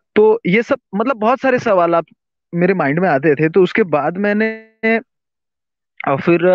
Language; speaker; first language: Hindi; non-native, local second language; Urdu